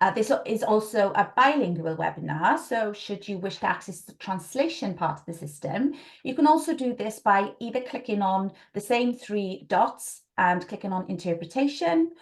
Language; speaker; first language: English; native; English